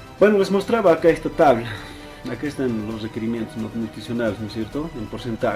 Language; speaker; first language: Spanish; native; Spanish